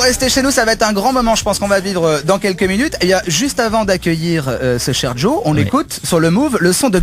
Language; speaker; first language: French; native; French